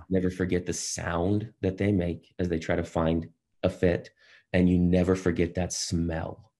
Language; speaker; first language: English; native; English